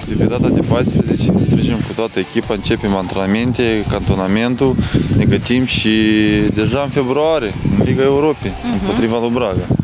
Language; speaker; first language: Romanian; non-native, local second language; Russian